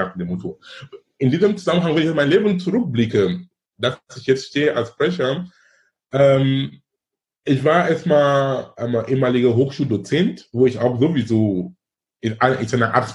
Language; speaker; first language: German; non-native, fluent; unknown